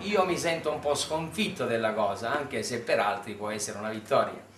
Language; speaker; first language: Italian; native; Italian